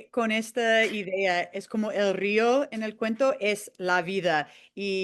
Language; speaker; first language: Spanish; non-native, fluent; English